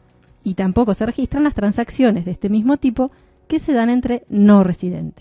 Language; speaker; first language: Spanish; native; Spanish